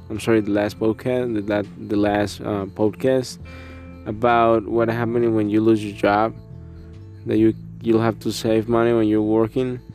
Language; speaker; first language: English; non-native, learner; Spanish